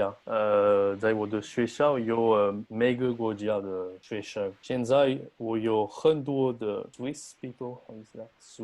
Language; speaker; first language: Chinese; non-native, learner; French